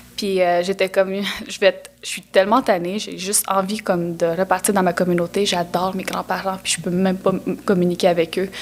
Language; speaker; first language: French; non-native, local second language; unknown